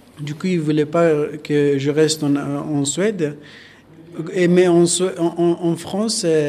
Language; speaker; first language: French; non-native, learner; Persian